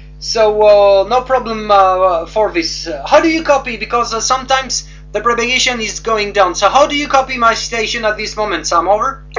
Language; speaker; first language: English; non-native, learner; French